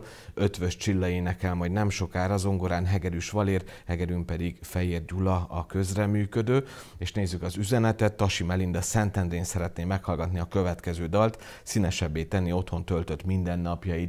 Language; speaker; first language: Hungarian; native; Hungarian